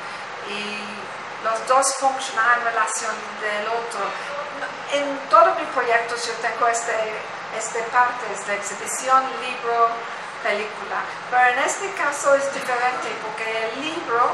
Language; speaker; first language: Spanish; non-native, learner; English